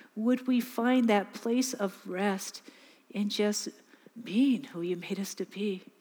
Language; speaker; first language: English; native; English